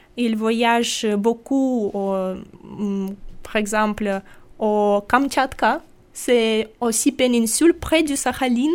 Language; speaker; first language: French; non-native, fluent; Russian